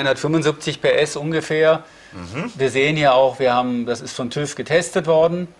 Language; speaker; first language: German; native; German